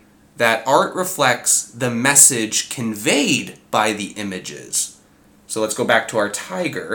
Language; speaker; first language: English; native; English